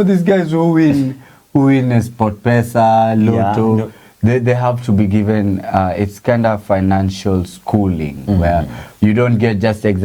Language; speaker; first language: English; non-native, local second language; Swahili